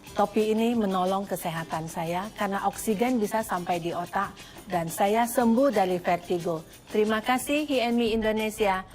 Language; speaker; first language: Indonesian; native; Indonesian